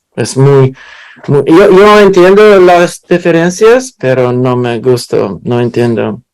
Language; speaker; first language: Spanish; non-native, learner; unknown